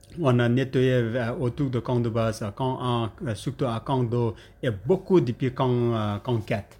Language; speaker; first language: French; non-native, learner; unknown